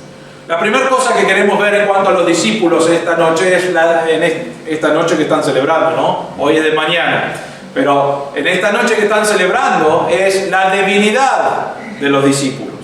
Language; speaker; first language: Spanish; native; Spanish